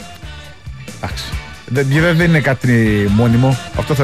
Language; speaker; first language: Greek; native; Greek